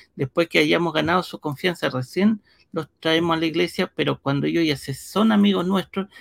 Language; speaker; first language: Spanish; early bilingual, heritage; Spanish